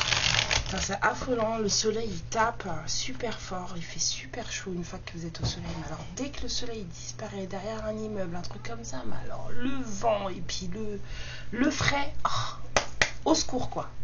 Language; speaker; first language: French; native; French